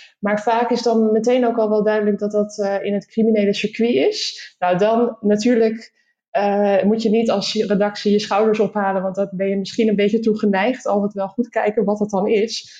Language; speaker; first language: Dutch; native; Dutch